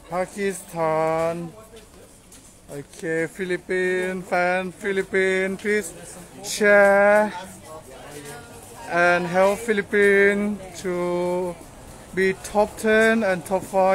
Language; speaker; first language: English; non-native, learner; Thai